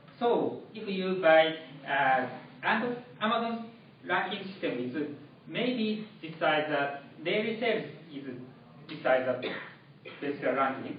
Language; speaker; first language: English; non-native, learner; Japanese